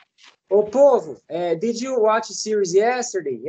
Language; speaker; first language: English; non-native, learner; Portuguese